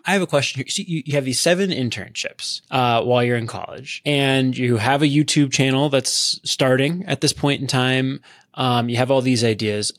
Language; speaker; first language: English; native; English